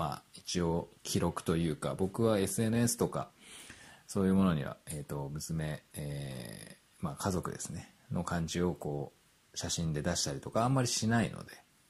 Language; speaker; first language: Japanese; native; Japanese